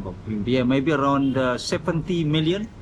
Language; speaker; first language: English; non-native, learner; Indonesian